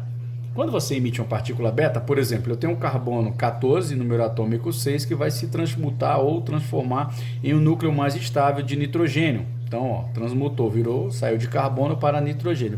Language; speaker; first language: Portuguese; native; Portuguese